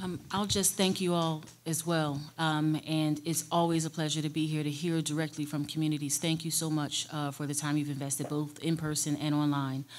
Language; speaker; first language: English; native; English